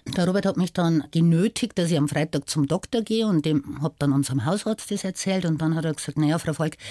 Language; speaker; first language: German; native; German